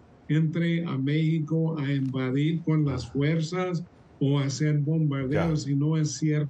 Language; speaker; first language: Spanish; early bilingual, heritage; Spanish